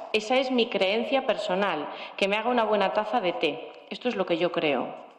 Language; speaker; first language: Spanish; non-native, local second language; Galician